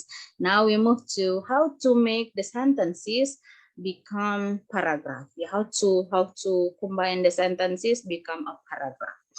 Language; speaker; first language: English; non-native, fluent; Indonesian